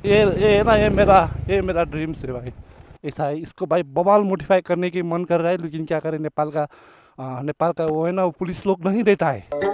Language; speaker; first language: Hindi; non-native, learner; Nepali